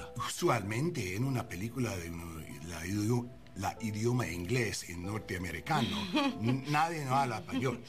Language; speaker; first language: Spanish; non-native, learner; English